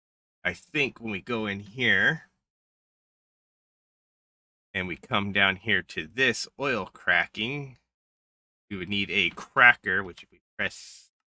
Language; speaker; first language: English; native; English